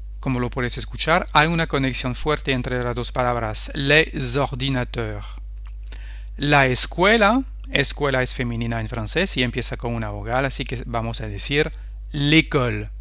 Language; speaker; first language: Spanish; non-native, fluent; French